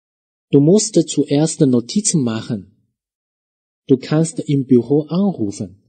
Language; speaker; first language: German; non-native, fluent; Chinese